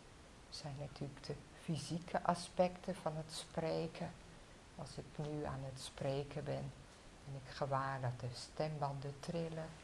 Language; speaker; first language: Dutch; native; Dutch